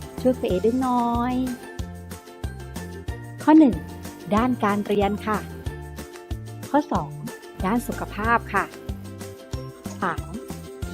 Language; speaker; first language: Thai; native; Thai